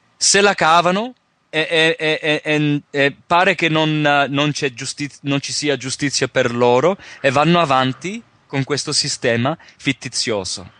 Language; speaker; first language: Italian; early bilingual, heritage; Italian